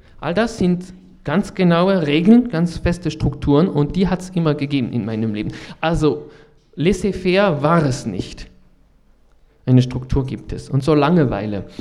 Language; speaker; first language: German; non-native, fluent; French